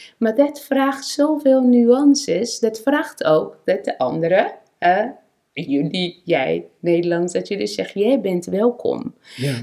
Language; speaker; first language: Dutch; non-native, fluent; Portuguese